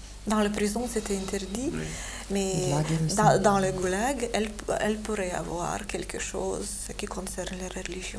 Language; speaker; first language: French; non-native, fluent; Lithuanian